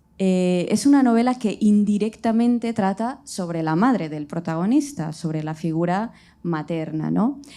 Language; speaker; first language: Spanish; early bilingual, other home language; Riffian